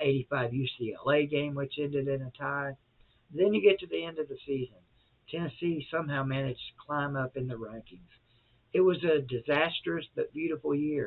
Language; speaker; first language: English; native; English